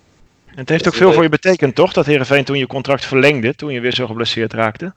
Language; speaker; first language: Dutch; native; Dutch